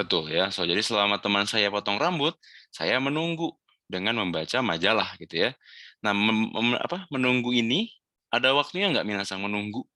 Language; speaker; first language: Indonesian; native; Indonesian